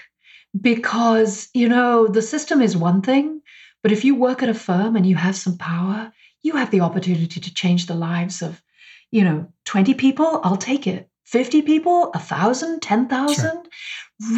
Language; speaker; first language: English; native; English